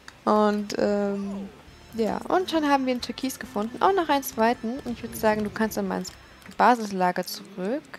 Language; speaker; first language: German; native; German